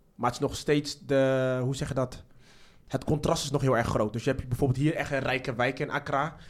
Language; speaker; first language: Dutch; early bilingual, other home language; Akan